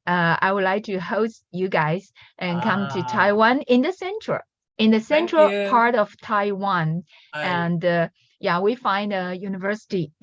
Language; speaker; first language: English; non-native, learner; Chinese